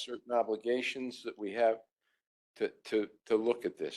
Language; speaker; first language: English; native; English